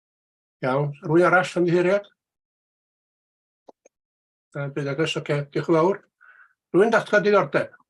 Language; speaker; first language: Welsh; native; Welsh